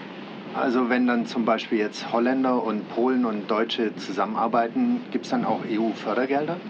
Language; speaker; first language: German; native; German